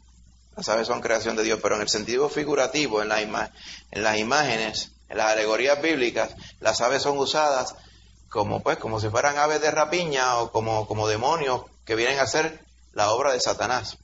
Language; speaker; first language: Spanish; native; Spanish